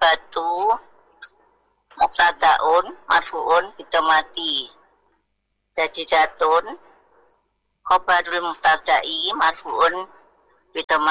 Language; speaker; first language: Arabic; non-native, learner; Indonesian